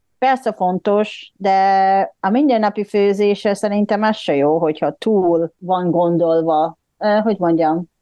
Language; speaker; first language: Hungarian; non-native, fluent; Japanese